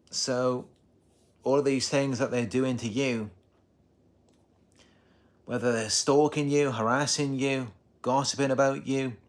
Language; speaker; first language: English; native; English